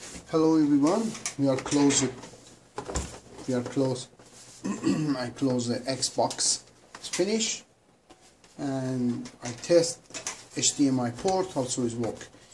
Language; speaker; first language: English; non-native, learner; Persian